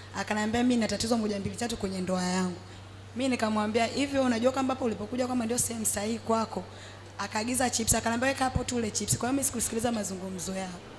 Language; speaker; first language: Swahili; native; Swahili